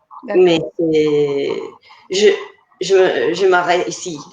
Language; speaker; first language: French; non-native, fluent; Italian